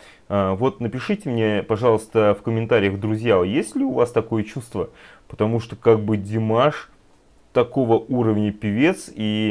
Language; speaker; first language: Russian; native; Russian